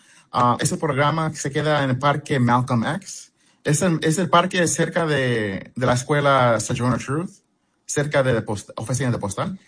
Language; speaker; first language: Spanish; early bilingual, heritage; English